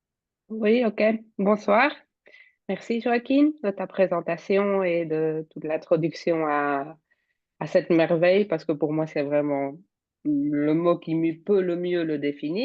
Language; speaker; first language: French; native; French